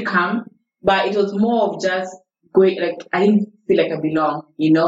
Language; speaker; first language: English; non-native, local second language; Arabic